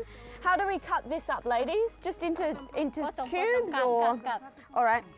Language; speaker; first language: English; native; English